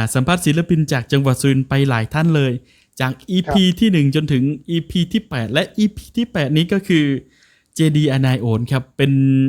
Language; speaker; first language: Thai; non-native, local second language; Northern Khmer